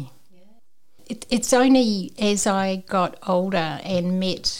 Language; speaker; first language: English; native; English